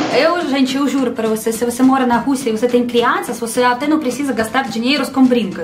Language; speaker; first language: Portuguese; non-native, learner; Russian